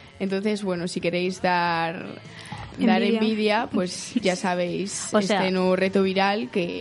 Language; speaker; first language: Spanish; native; Spanish